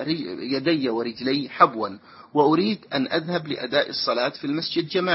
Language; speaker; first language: Arabic; native; Arabic